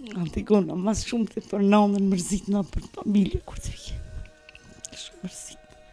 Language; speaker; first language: Albanian; native; Albanian